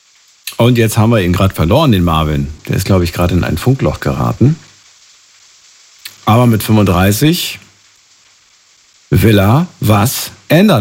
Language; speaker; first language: German; native; German